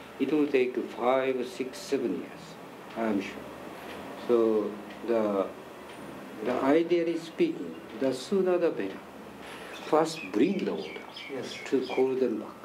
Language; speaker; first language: English; non-native, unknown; Japanese